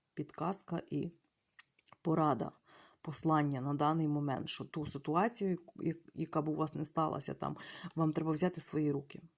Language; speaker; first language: Ukrainian; non-native, local second language; Russian